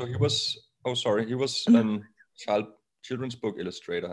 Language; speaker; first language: English; non-native, fluent; Danish